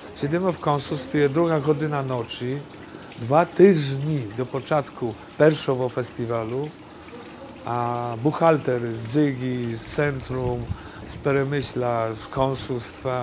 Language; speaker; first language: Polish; non-native, learner; Ukrainian